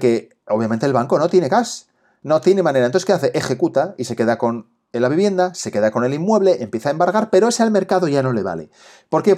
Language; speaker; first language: Spanish; native; Spanish